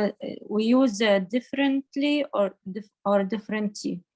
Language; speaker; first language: English; non-native, learner; Arabic